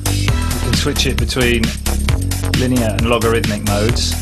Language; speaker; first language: English; native; English